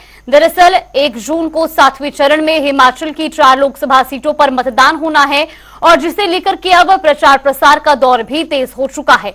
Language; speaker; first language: Hindi; native; Hindi